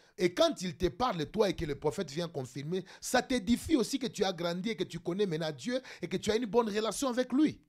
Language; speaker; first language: French; non-native, local second language; Lingala